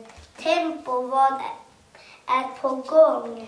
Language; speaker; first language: Swedish; early bilingual, other home language; Kurdish